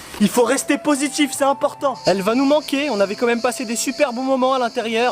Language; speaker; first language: French; native; French